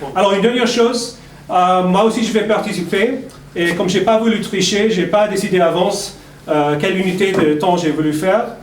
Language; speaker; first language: French; non-native, fluent; English